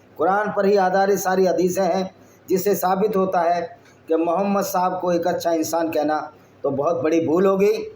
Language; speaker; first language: Hindi; native; Hindi